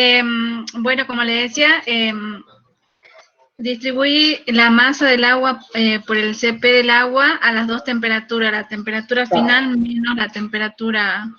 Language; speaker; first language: Spanish; native; Spanish